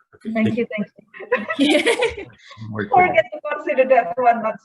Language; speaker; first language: English; non-native, fluent; Indonesian